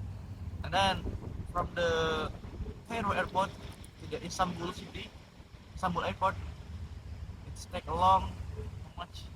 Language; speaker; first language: English; non-native, learner; Indonesian